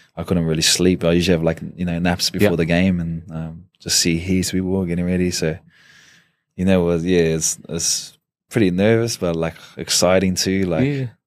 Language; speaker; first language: English; native; English